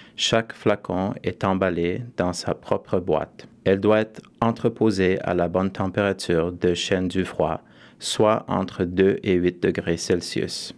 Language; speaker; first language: French; native; French